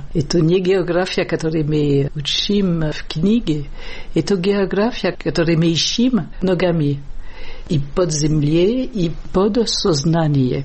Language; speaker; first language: Russian; non-native, fluent; French